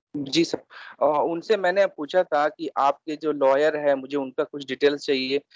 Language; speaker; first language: Hindi; native; Hindi